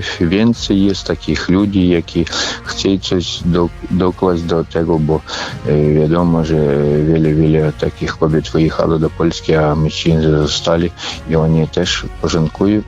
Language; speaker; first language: Polish; non-native, fluent; Ukrainian